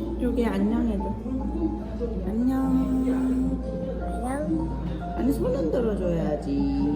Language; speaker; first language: Korean; native; Korean